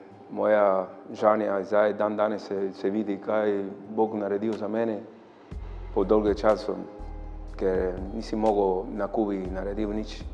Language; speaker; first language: Slovenian; non-native, learner; Spanish